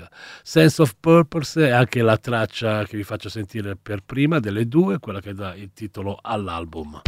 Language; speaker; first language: Italian; native; Italian